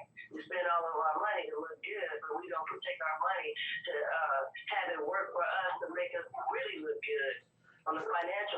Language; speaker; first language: English; native; English